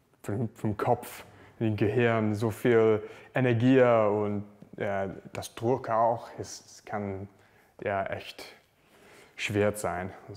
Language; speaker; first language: German; non-native, learner; English